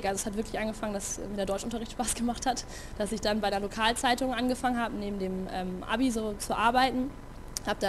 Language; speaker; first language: German; native; German